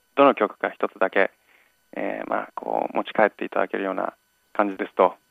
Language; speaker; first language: Japanese; early bilingual, other home language; English